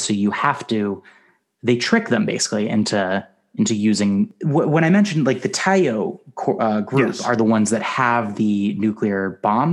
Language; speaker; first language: English; native; English